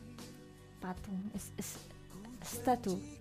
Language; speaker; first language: Catalan; non-native, learner; Indonesian